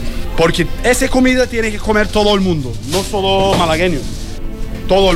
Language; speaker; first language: Spanish; non-native, learner; Turkish